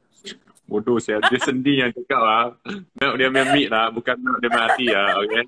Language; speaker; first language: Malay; non-native, local second language; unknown